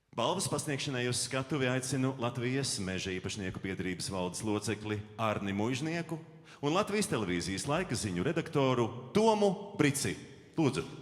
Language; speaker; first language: Latvian; native; Latvian